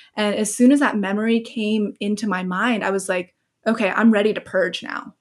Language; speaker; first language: English; native; English